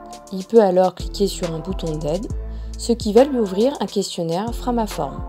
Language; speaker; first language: French; native; French